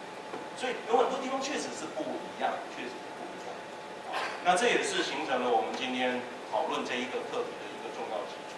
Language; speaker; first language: Chinese; native; Chinese